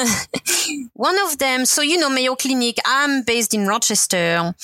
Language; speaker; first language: English; non-native, fluent; French